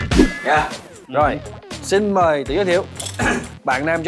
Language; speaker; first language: Vietnamese; non-native, fluent; English